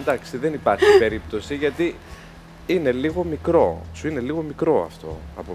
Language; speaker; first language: Greek; native; Greek